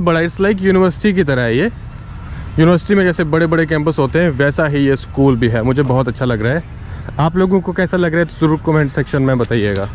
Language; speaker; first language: Hindi; native; Hindi